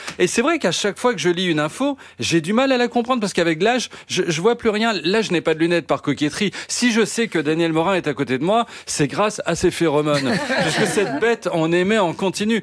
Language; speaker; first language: French; native; French